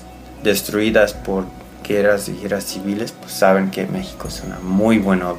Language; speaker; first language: Spanish; non-native, fluent; English